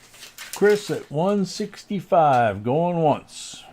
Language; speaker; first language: English; native; English